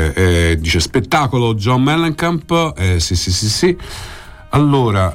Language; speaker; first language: Italian; native; Italian